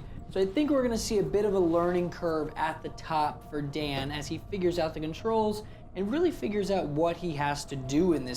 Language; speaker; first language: English; native; English